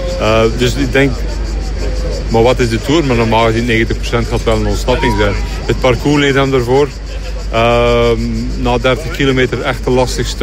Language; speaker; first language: Dutch; native; Dutch